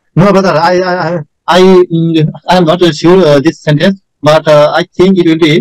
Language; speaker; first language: English; non-native, learner; Bangla